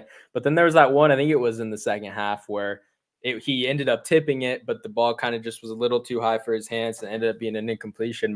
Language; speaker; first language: English; native; English